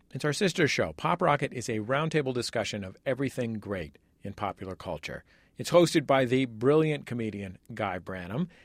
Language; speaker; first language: English; native; English